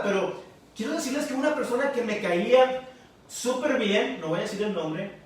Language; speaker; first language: Spanish; native; Spanish